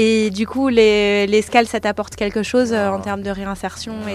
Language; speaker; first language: French; native; French